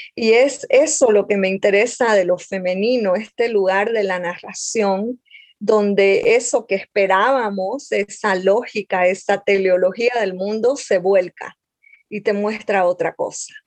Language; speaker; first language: Spanish; native; Spanish